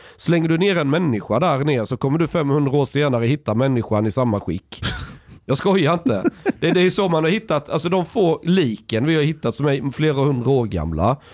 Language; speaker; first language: Swedish; native; Swedish